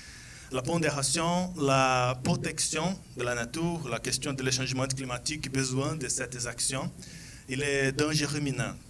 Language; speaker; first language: French; non-native, fluent; Portuguese